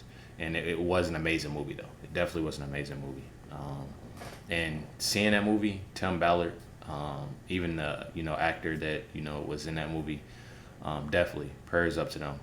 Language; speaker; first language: English; native; English